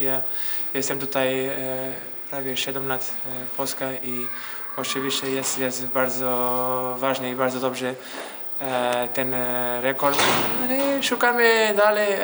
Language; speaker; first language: Polish; non-native, learner; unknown